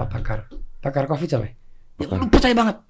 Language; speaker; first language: Indonesian; native; Indonesian